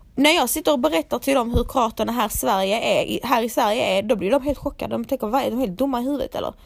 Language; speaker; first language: Swedish; early bilingual, other home language; Croatian